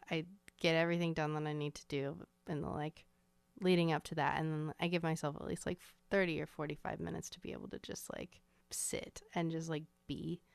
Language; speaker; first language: English; native; English